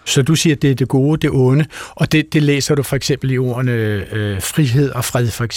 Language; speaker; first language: Danish; native; Danish